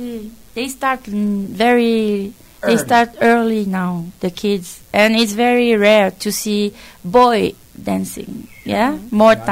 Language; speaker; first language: English; non-native, fluent; French